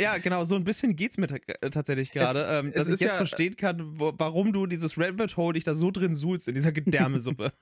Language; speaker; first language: German; native; German